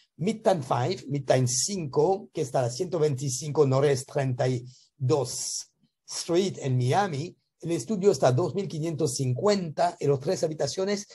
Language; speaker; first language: Spanish; non-native, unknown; French